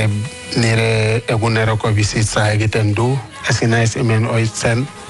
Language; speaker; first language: Basque; non-native, learner; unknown